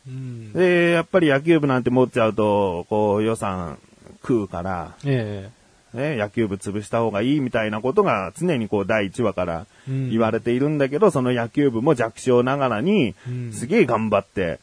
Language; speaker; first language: Japanese; native; Japanese